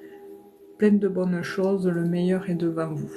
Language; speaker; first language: French; native; French